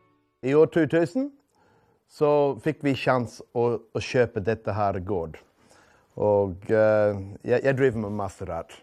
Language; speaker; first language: Norwegian; non-native, fluent; English